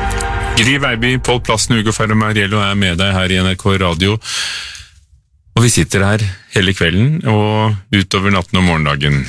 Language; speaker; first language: Norwegian; native; Norwegian